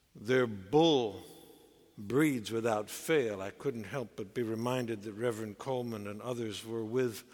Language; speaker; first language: English; native; English